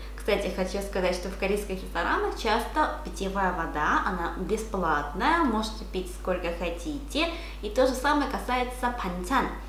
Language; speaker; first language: Russian; non-native, fluent; Korean